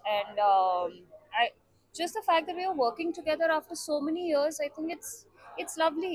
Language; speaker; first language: English; non-native, local second language; Bangla